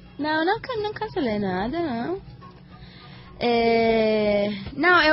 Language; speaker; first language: Portuguese; non-native, learner; Spanish